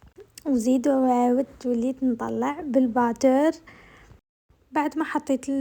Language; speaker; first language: Arabic; native; Arabic